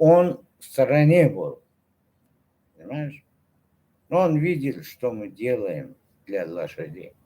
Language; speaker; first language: Russian; non-native, local second language; Turkmen